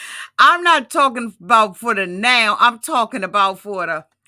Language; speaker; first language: English; native; English